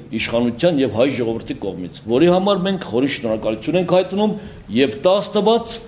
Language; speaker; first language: Armenian; non-native, local second language; Kurdish